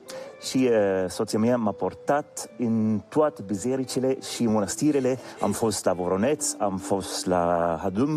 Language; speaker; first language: Romanian; non-native, learner; German